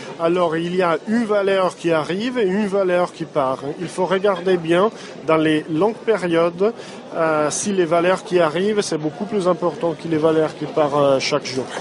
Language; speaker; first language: French; non-native, fluent; Italian